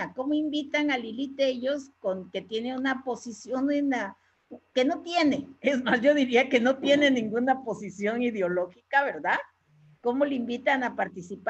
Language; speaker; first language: Spanish; native; Spanish